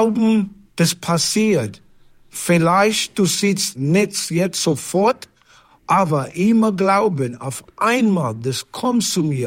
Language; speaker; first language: German; non-native, learner; English